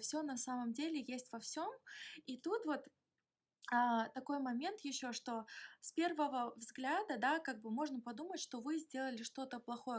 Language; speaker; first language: Russian; native; Russian